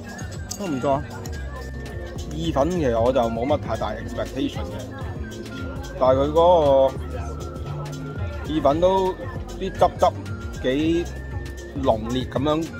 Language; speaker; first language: Cantonese; native; Cantonese